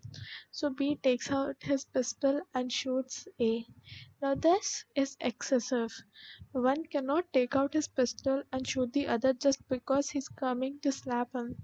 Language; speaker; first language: English; non-native, local second language; Hindi